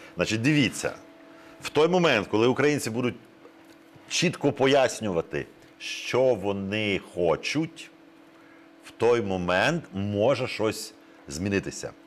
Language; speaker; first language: Ukrainian; native; Ukrainian